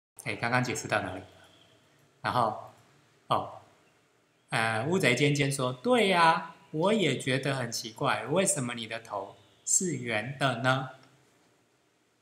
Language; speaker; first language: Chinese; native; Chinese